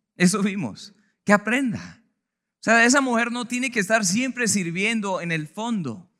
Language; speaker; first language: Spanish; non-native, fluent; English